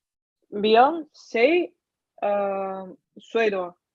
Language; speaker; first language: French; non-native, learner; Chinese